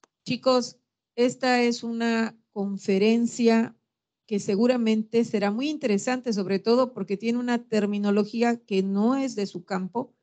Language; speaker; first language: Spanish; native; Spanish